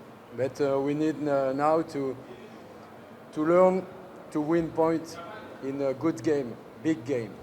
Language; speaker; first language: English; non-native, learner; French